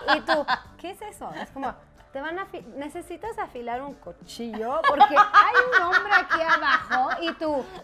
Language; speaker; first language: Spanish; non-native, fluent; Swedish